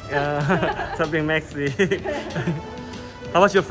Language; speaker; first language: English; non-native, local second language; Thai